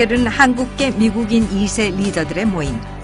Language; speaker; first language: Korean; native; Korean